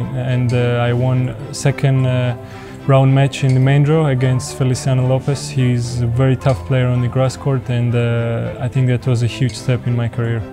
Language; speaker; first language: English; non-native, fluent; Georgian